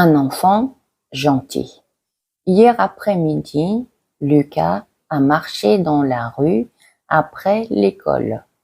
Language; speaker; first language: French; non-native, fluent; Mongolian